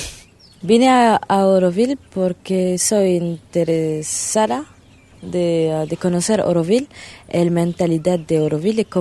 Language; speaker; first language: Spanish; non-native, learner; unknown